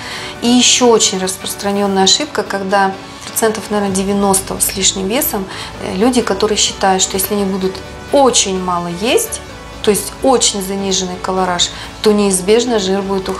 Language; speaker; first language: Russian; native; Russian